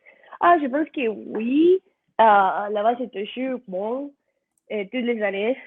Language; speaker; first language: French; non-native, learner; Spanish